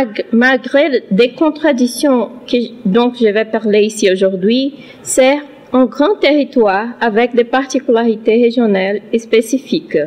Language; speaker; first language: French; non-native, learner; Portuguese